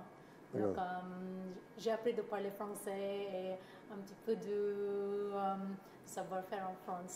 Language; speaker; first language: French; non-native, learner; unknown